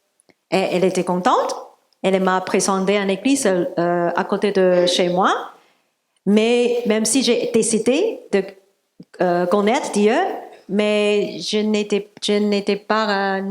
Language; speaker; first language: French; non-native, learner; Cantonese